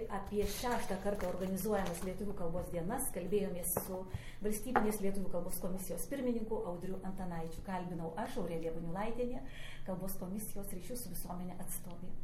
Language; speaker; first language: Lithuanian; native; Lithuanian